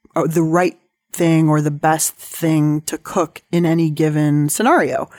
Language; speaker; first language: English; native; English